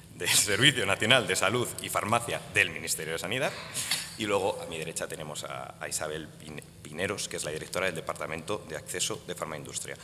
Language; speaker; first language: Spanish; native; Spanish